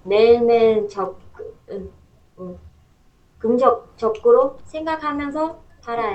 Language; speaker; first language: Korean; non-native, fluent; Vietnamese